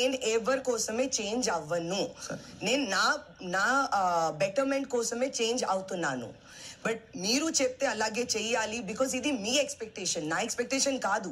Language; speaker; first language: Telugu; non-native, learner; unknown